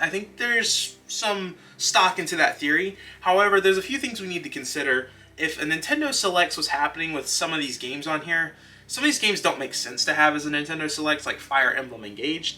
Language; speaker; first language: English; native; English